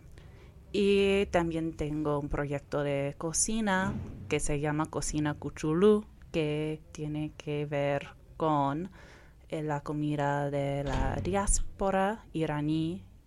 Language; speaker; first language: Spanish; non-native, fluent; English